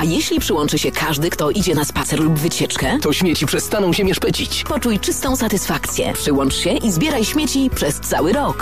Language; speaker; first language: Polish; native; Polish